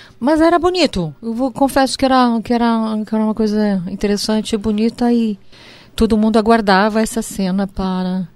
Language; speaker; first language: Portuguese; early bilingual, other home language; Japanese